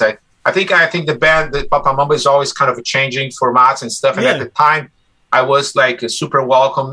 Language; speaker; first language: English; non-native, fluent; Portuguese